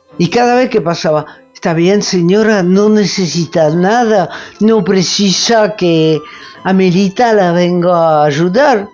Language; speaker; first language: Spanish; non-native, fluent; French